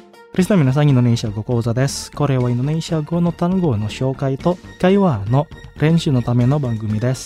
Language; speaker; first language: Japanese; non-native, fluent; Indonesian